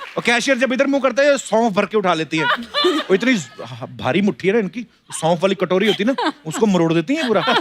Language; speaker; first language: Hindi; non-native, local second language; Punjabi